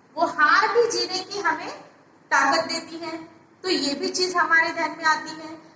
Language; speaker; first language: Hindi; non-native, local second language; Marathi